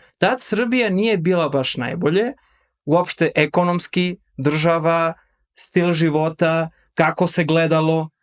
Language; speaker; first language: Serbian; early bilingual, heritage; Serbian